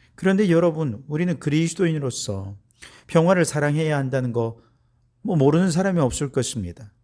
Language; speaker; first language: Korean; native; Korean